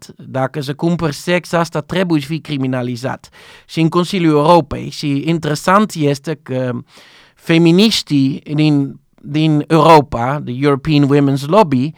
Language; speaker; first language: Romanian; non-native, learner; Dutch